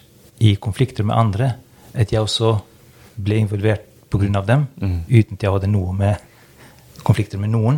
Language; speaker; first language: Norwegian; non-native, fluent; Albanian